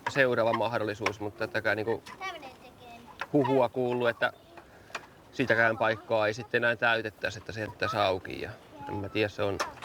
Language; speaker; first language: Finnish; native; Finnish